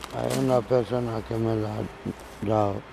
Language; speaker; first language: Spanish; non-native, learner; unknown